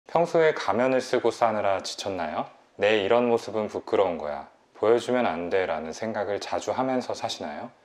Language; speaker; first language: Korean; native; Korean